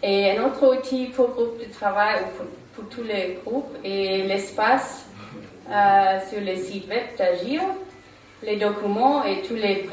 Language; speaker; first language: French; non-native, learner; German